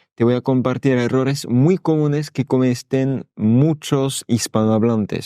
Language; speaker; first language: Spanish; non-native, fluent; French